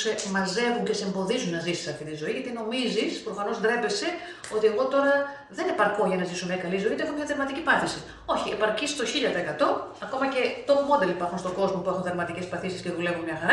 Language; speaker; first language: Greek; native; Greek